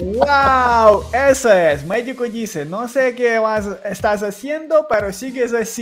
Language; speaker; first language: Spanish; non-native, learner; Ukrainian